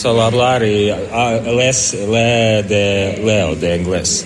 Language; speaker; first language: Spanish; non-native, learner; Ukrainian